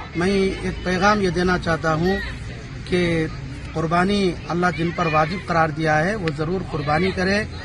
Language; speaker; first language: Urdu; native; Urdu